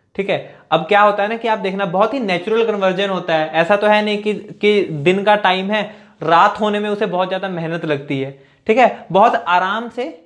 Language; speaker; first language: Hindi; native; Hindi